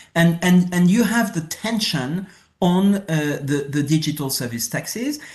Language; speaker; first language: English; non-native, fluent; French